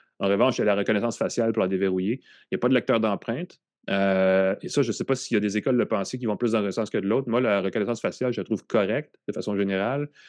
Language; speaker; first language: French; native; French